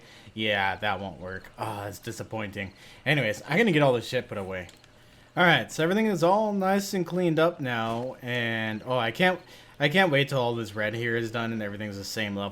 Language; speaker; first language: English; native; English